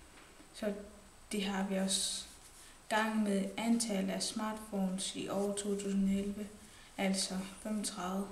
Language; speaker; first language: Danish; native; Danish